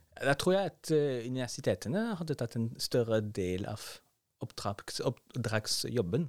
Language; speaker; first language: Norwegian; non-native, fluent; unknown